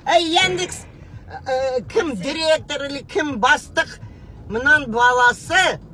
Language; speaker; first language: Kazakh; non-native, local second language; Russian